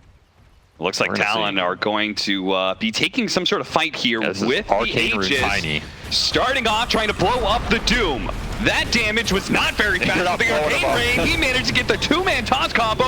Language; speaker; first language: English; native; English